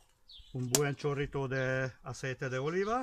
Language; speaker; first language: Spanish; non-native, learner; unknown